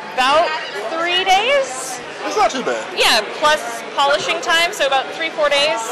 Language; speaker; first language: English; native; English